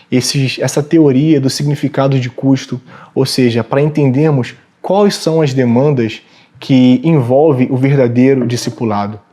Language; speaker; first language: Portuguese; native; Portuguese